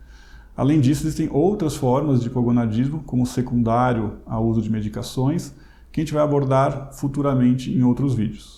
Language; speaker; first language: Portuguese; native; Portuguese